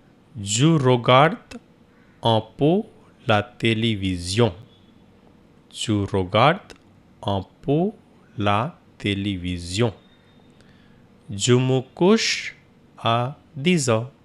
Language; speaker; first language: French; non-native, fluent; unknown